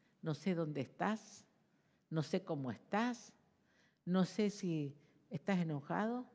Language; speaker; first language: Spanish; native; Spanish